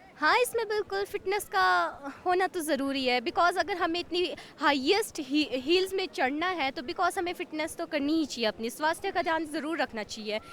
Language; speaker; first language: Hindi; early bilingual, other home language; Nepali